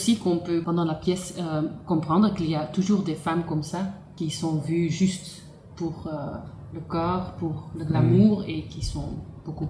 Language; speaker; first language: French; non-native, local second language; Dutch